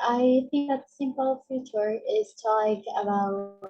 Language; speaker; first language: English; non-native, learner; Spanish